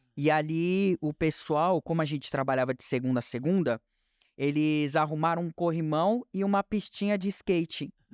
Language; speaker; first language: Portuguese; native; Portuguese